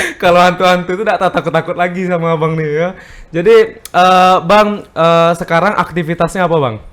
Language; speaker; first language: Indonesian; native; Indonesian